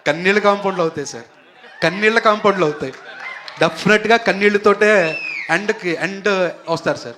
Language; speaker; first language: Telugu; native; Telugu